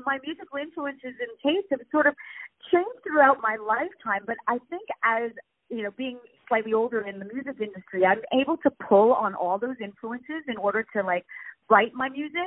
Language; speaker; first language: English; native; English